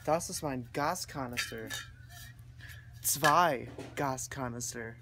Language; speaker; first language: German; non-native, learner; English